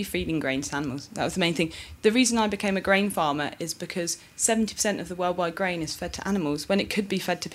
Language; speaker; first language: English; native; English